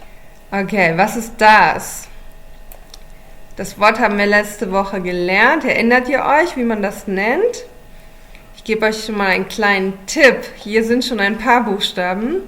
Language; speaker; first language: German; non-native, fluent; English